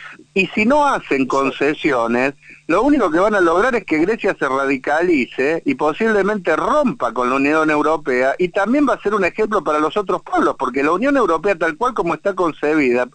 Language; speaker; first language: Spanish; native; Spanish